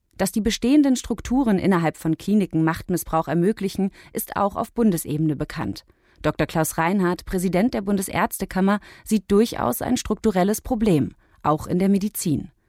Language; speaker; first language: German; native; German